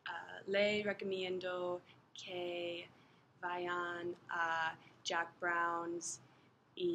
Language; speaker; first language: Spanish; non-native, learner; English